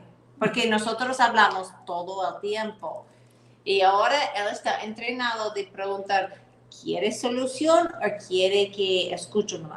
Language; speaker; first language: Spanish; non-native, fluent; English